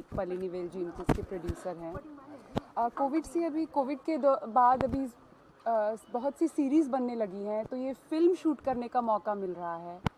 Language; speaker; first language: Hindi; native; Hindi